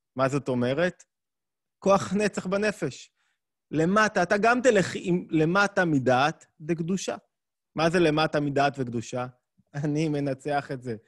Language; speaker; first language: Hebrew; native; Hebrew